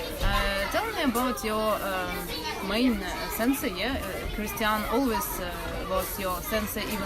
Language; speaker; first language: English; non-native, learner; Russian